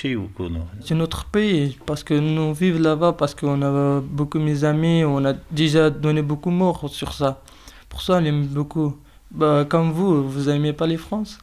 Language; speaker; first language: French; non-native, learner; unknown